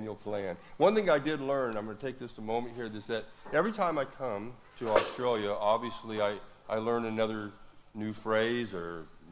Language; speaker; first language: English; native; English